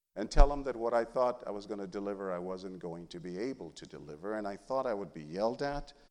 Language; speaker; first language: English; early bilingual, other home language; Spanish